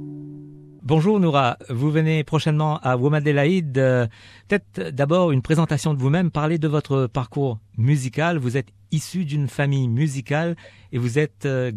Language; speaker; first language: French; native; French